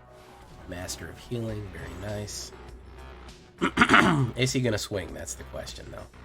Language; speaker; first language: English; native; English